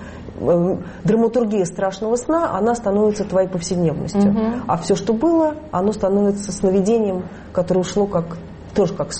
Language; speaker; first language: Russian; native; Russian